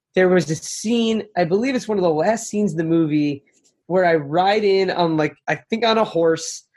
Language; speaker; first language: English; native; English